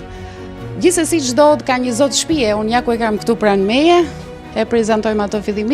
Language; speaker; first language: Albanian; native; Albanian